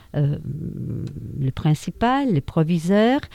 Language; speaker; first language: French; non-native, fluent; Polish